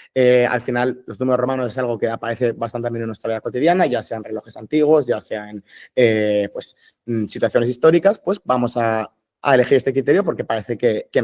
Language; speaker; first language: Spanish; native; Spanish